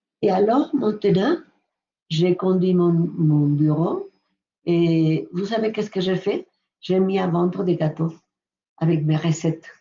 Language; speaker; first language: French; non-native, fluent; Spanish